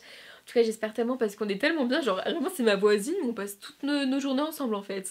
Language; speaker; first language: French; native; French